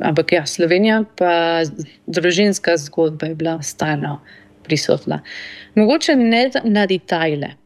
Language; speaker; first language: Slovenian; early bilingual, heritage; Slovenian